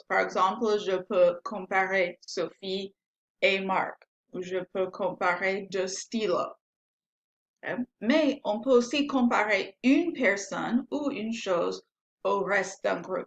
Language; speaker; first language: French; non-native, fluent; English